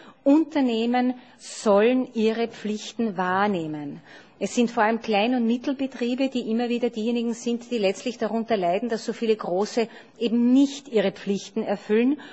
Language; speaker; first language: German; native; German